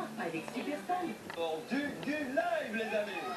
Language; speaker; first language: French; native; French